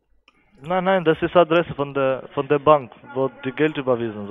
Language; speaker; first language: German; non-native, learner; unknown